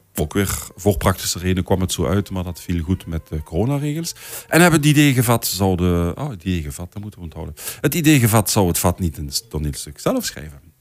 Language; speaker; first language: Dutch; native; Dutch